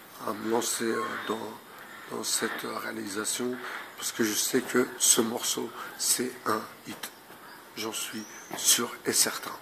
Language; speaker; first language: French; native; French